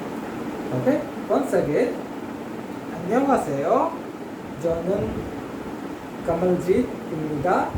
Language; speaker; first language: Korean; non-native, fluent; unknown